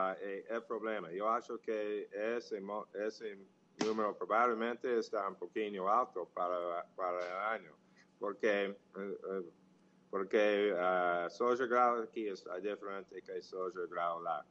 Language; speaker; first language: Portuguese; non-native, fluent; English